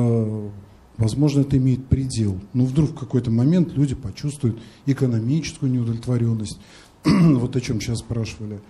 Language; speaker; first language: Russian; native; Russian